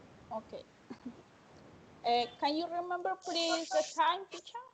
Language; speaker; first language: English; non-native, learner; Spanish